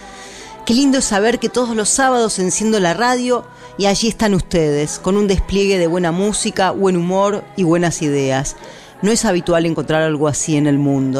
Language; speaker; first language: Spanish; native; Spanish